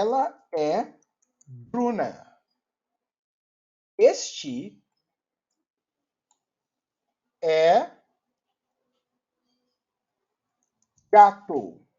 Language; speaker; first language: Portuguese; non-native, learner; Yoruba